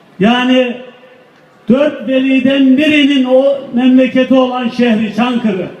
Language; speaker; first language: Turkish; native; Turkish